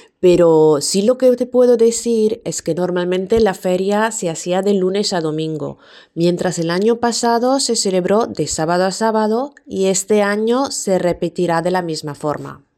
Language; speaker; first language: Spanish; non-native, fluent; Italian